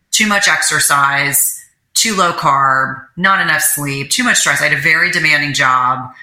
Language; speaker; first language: English; native; English